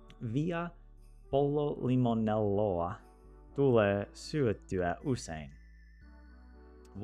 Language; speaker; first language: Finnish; non-native, learner; English